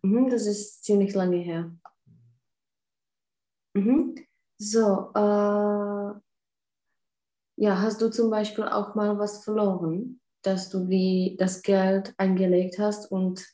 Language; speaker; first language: German; non-native, fluent; Czech